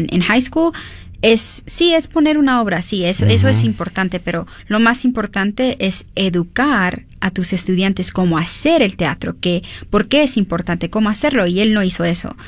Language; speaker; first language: Spanish; early bilingual, heritage; Spanish